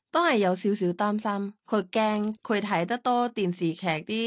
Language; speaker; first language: Cantonese; non-native, learner; Thai